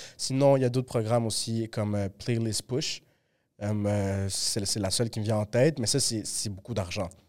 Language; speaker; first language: French; early bilingual, other home language; Spanish